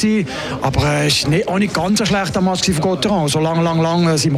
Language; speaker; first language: German; native; German